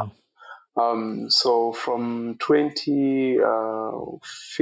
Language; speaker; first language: English; non-native, local second language; Xhosa